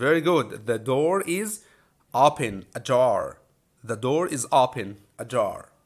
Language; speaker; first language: English; non-native, fluent; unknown